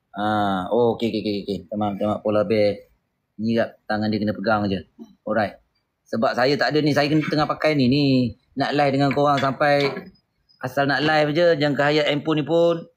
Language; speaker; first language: Malay; native; Malay